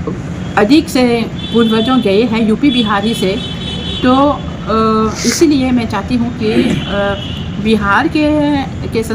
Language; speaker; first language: Hindi; non-native, fluent; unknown